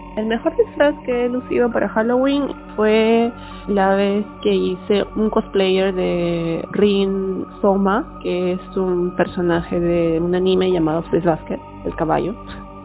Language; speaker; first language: Spanish; native; Spanish